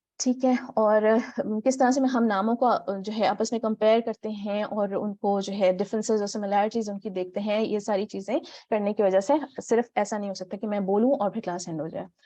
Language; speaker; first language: Urdu; native; Urdu